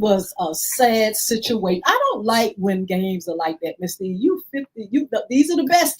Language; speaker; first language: English; native; English